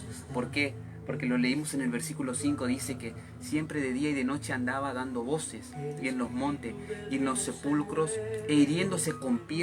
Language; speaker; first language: Spanish; native; Spanish